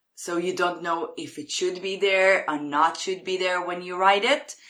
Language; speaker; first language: English; non-native, fluent; Hebrew